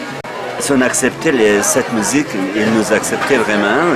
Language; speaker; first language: French; non-native, fluent; Bosnian